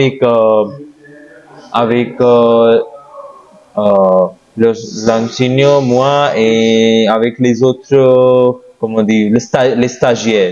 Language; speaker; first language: French; non-native, learner; Hindi